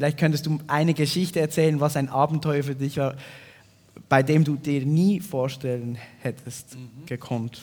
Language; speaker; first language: German; native; German